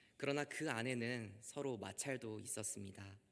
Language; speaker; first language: Korean; native; Korean